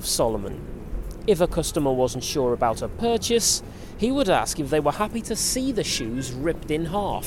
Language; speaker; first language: English; native; English